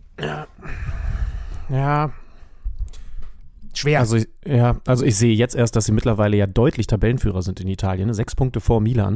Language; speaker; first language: German; native; German